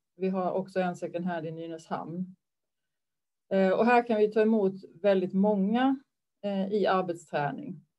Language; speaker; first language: Swedish; native; Swedish